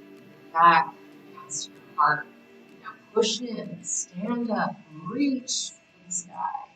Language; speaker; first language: English; native; English